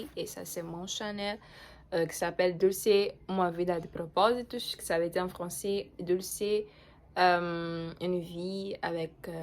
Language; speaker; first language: French; non-native, fluent; Portuguese